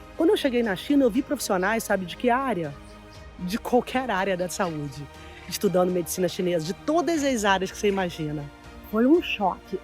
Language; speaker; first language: Portuguese; native; Portuguese